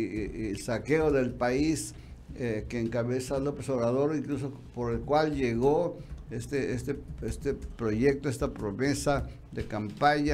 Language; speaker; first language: Spanish; native; Spanish